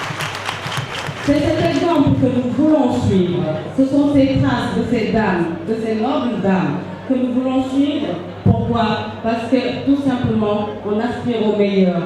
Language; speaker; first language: French; non-native, local second language; Jola-Fonyi